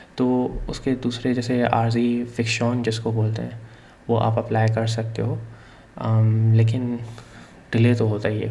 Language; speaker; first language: Urdu; native; Urdu